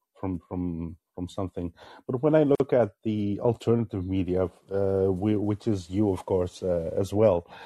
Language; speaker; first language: English; non-native, fluent; Dutch